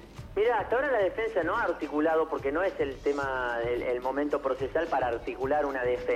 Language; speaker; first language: Spanish; native; Spanish